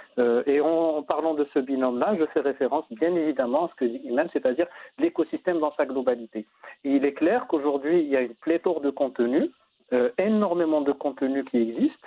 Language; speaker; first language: French; non-native, local second language; Arabic